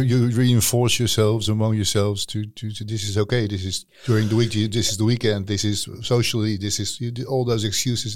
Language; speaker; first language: English; non-native, fluent; Dutch